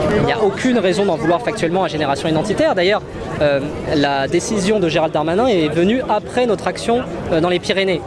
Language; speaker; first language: French; native; French